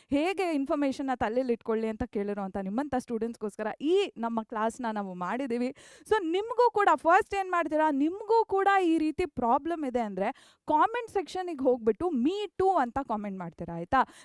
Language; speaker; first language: Kannada; non-native, local second language; Tulu